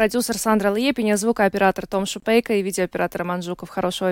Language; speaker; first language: Russian; native; Russian